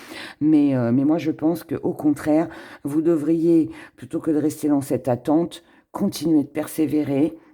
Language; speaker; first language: French; native; French